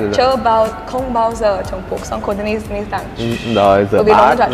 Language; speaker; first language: Vietnamese; early bilingual, heritage; Swedish